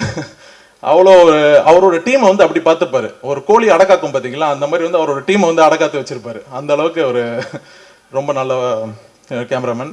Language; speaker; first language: Tamil; native; Tamil